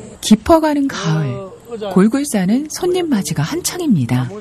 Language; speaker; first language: Korean; native; Korean